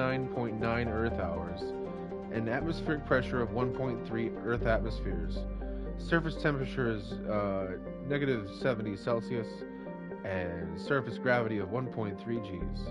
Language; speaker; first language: English; native; English